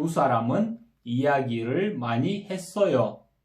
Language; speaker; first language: Korean; non-native, fluent; Kyrgyz